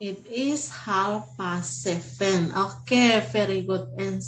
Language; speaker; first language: English; non-native, learner; Indonesian